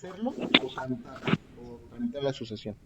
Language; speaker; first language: Spanish; native; Spanish